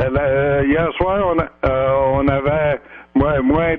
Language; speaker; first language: French; native; French